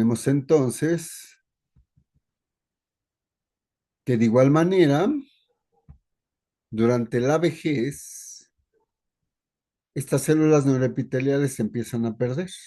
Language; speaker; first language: Spanish; native; Spanish